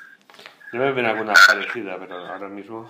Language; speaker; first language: Spanish; native; Spanish